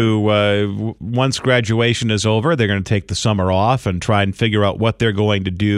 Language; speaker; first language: English; native; English